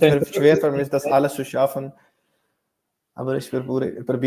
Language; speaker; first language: German; non-native, learner; Urdu